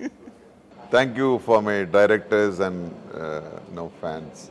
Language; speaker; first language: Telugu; non-native, fluent; Tamil